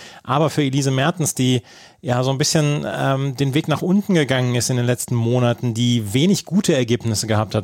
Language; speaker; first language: German; native; German